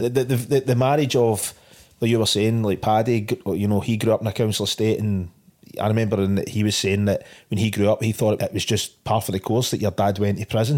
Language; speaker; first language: English; native; English